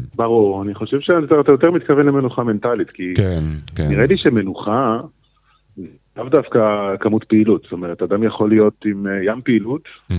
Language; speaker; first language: Hebrew; native; Hebrew